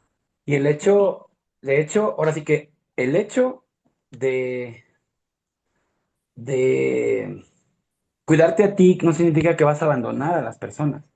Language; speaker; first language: Spanish; native; Spanish